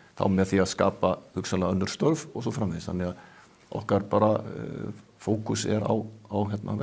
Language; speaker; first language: Icelandic; native; Icelandic